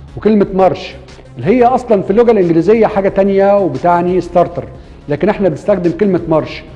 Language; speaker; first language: Arabic; native; Arabic